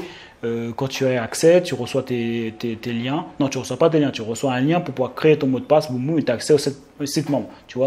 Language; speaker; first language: French; native; French